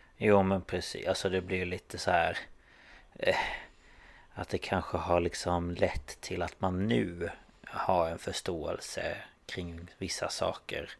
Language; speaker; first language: Swedish; native; Swedish